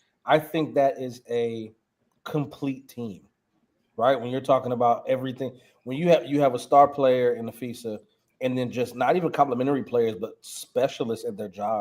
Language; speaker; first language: English; native; English